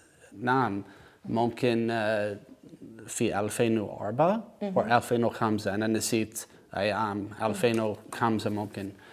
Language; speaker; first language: Arabic; non-native, learner; English